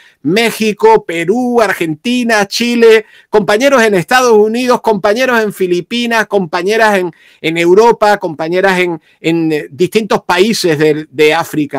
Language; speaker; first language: Spanish; native; Spanish